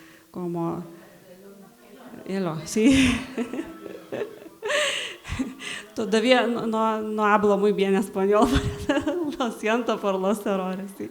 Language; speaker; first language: Spanish; non-native, learner; Lithuanian